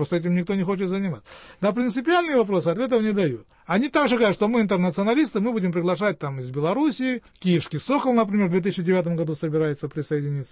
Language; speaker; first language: Russian; native; Russian